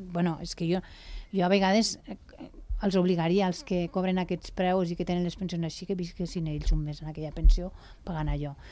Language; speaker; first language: Catalan; non-native, local second language; Spanish